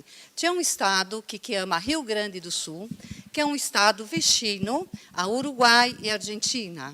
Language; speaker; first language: Italian; non-native, learner; Portuguese